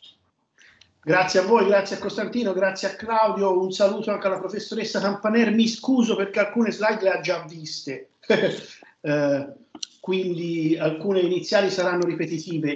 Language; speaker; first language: Italian; native; Italian